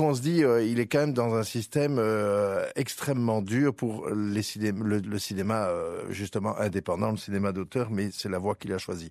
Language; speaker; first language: French; native; French